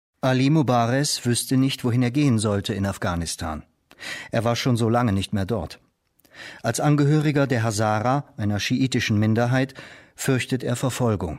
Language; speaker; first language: German; native; German